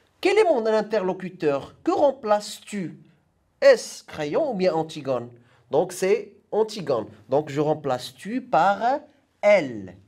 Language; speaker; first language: French; non-native, local second language; Arabic